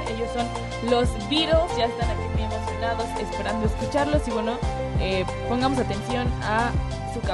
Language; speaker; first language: Spanish; native; Spanish